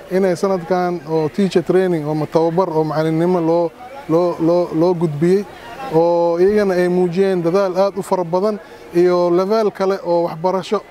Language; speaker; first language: Somali; non-native, local second language; Swahili